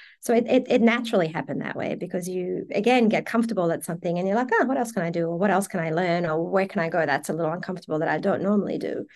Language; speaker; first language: English; early bilingual, other home language; Persian